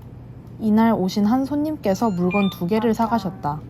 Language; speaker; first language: Korean; native; Korean